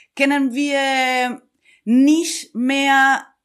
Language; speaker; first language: German; non-native, learner; Spanish